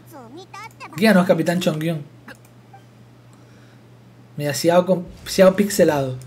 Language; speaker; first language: Spanish; native; Spanish